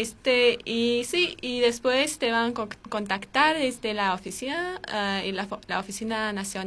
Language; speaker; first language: Spanish; non-native, learner; Armenian